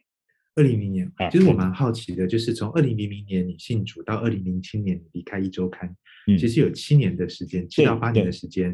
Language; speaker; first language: Chinese; native; Chinese